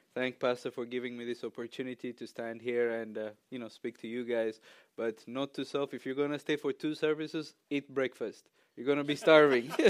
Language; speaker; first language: English; non-native, fluent; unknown